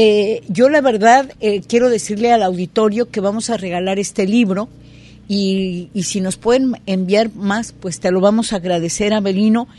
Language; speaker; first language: Spanish; native; Spanish